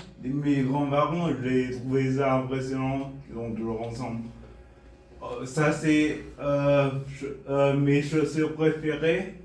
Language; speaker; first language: French; non-native, fluent; Bulgarian